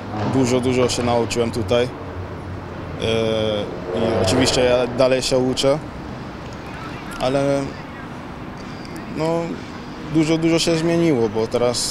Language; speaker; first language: Polish; non-native, fluent; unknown